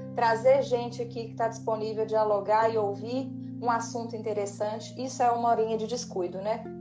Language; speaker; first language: Portuguese; native; Portuguese